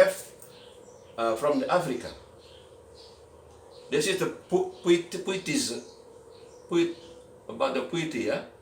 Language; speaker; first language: English; non-native, learner; Indonesian